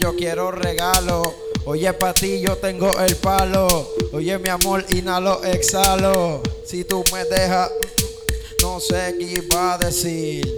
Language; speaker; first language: Spanish; native; Spanish